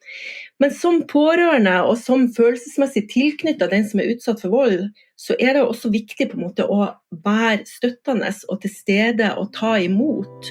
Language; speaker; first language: Norwegian; native; Norwegian